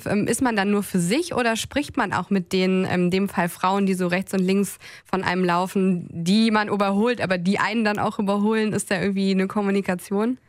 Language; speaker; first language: German; native; German